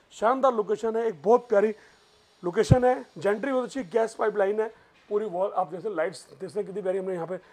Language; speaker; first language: Hindi; native; Hindi